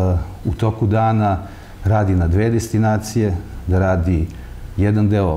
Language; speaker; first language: Serbian; native; Serbian